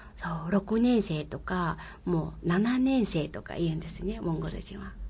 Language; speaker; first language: Japanese; non-native, fluent; Mongolian